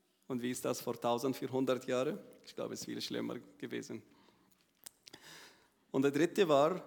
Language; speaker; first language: German; non-native, learner; Arabic